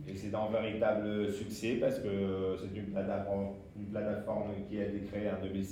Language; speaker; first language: French; non-native, fluent; Spanish